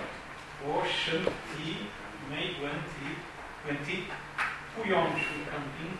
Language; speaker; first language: Chinese; non-native, learner; Italian